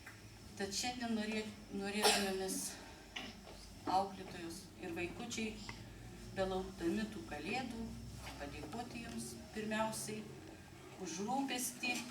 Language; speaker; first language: Lithuanian; native; Lithuanian